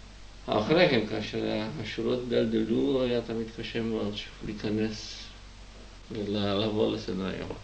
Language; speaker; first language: Hebrew; non-native, fluent; Czech